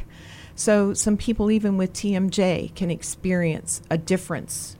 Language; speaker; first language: English; native; English